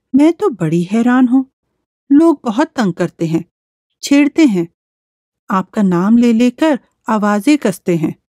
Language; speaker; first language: Hindi; native; Hindi